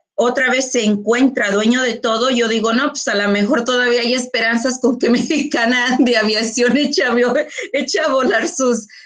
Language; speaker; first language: Spanish; early bilingual, heritage; Spanish